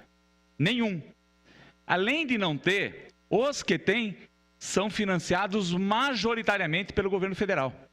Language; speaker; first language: Portuguese; native; Portuguese